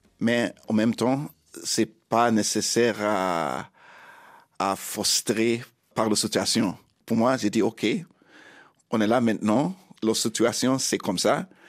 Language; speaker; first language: French; non-native, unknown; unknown